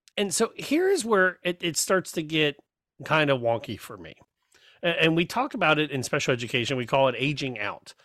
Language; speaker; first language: English; native; English